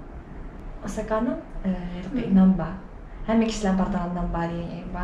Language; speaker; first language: Turkish; non-native, learner; Uyghur